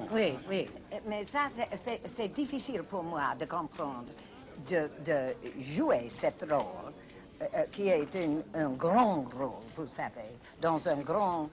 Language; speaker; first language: French; non-native, fluent; English